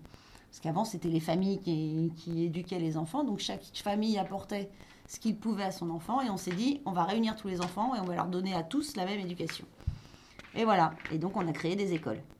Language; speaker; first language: French; native; French